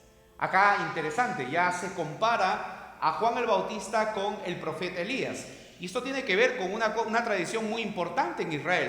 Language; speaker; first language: Spanish; native; Spanish